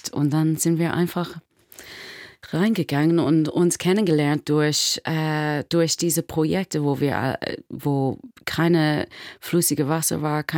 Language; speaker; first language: German; non-native, learner; English